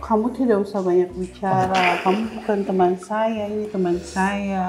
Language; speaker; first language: Indonesian; native; Indonesian